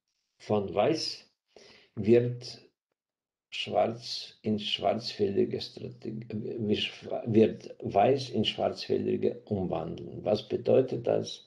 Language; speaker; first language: German; non-native, fluent; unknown